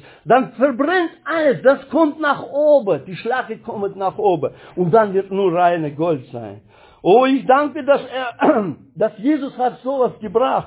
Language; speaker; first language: German; non-native, learner; Russian